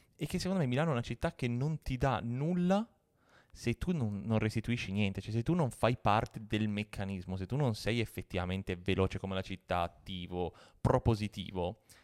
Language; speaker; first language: Italian; native; Italian